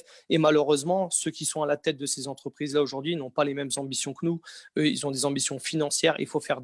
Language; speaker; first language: French; native; French